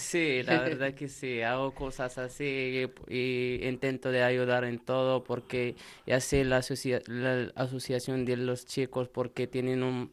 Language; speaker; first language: Spanish; non-native, learner; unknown